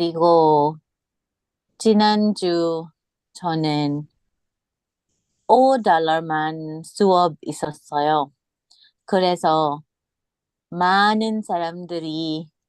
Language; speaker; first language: Korean; non-native, learner; English